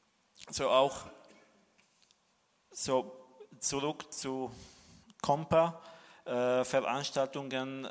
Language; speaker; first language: German; non-native, fluent; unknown